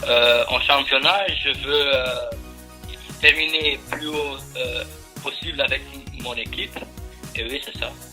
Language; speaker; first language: French; non-native, learner; Albanian